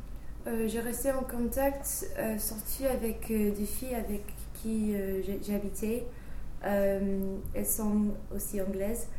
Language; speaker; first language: French; non-native, fluent; English